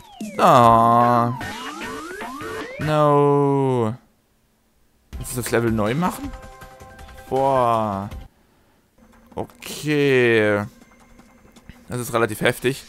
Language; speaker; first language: German; native; German